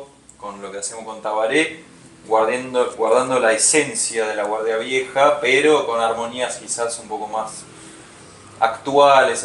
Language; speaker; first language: Spanish; native; Spanish